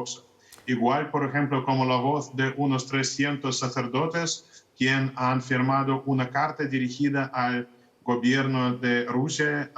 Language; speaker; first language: Spanish; non-native, fluent; Russian